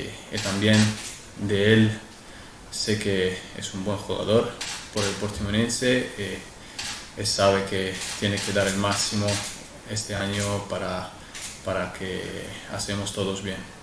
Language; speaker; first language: Spanish; non-native, fluent; Arabic